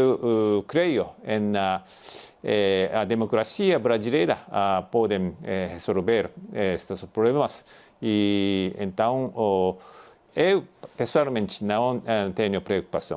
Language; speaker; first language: Portuguese; non-native, fluent; Japanese